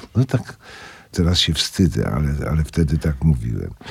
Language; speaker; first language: Polish; native; Polish